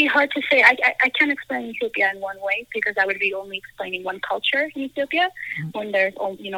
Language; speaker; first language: English; native; English